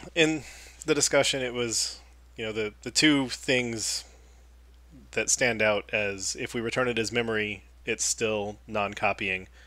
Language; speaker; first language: English; native; English